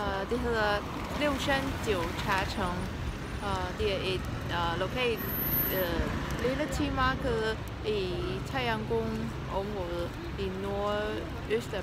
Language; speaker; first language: Danish; non-native, fluent; Chinese